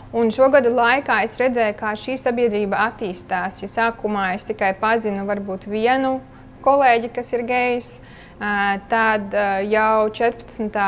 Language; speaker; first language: Latvian; early bilingual, heritage; Latvian